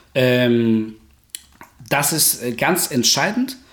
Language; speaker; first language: German; non-native, fluent; Spanish